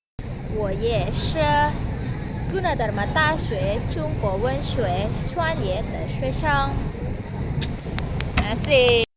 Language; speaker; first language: Chinese; non-native, learner; Indonesian